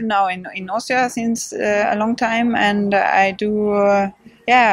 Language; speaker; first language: English; non-native, fluent; Swedish